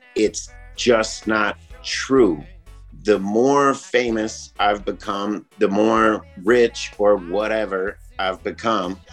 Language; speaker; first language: English; native; English